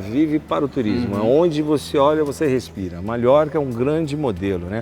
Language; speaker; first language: Portuguese; native; Portuguese